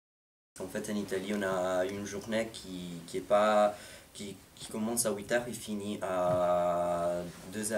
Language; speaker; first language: French; non-native, fluent; Italian